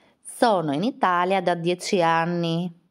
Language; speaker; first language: Italian; non-native, fluent; Albanian